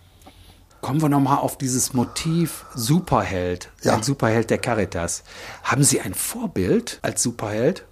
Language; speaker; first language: German; native; German